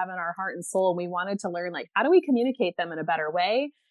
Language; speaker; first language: English; native; English